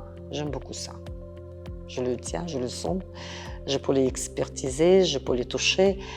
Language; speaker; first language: French; non-native, fluent; Russian